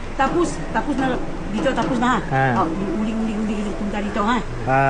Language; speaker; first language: Filipino; non-native, learner; Chinese